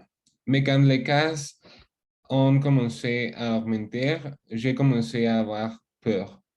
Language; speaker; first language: French; non-native, learner; Spanish